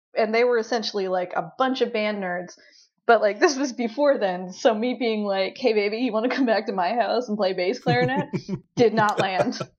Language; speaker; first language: English; native; English